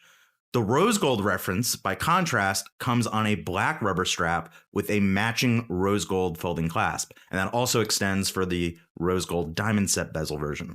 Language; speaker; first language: English; native; English